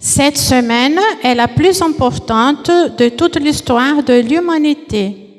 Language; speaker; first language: French; non-native, fluent; Portuguese